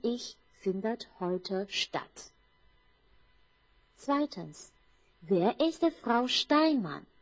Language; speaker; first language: German; non-native, fluent; Chinese